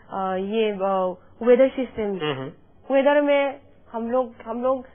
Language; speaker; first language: Hindi; non-native, local second language; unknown